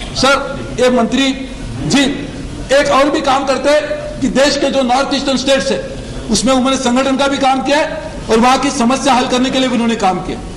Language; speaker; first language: Hindi; non-native, local second language; Marathi